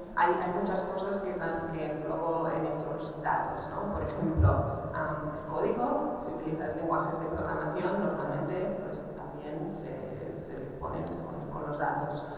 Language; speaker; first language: Spanish; non-native, local second language; Catalan